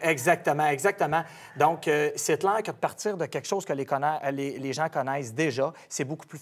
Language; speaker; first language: French; native; French